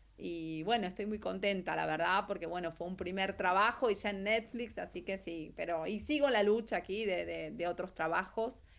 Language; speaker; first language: Spanish; native; Spanish